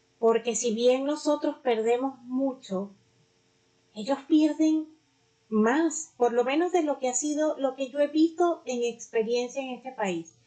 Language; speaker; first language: Spanish; native; Spanish